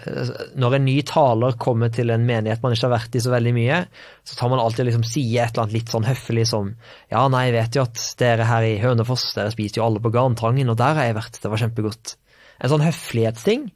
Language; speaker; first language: Norwegian; native; Norwegian